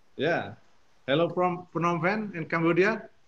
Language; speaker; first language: English; non-native, fluent; Indonesian